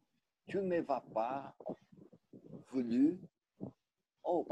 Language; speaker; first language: French; non-native, learner; Portuguese